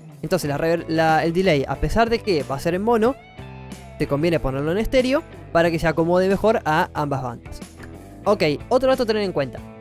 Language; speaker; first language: Spanish; native; Spanish